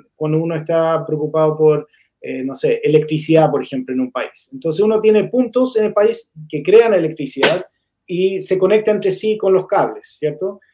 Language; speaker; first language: Spanish; non-native, fluent; English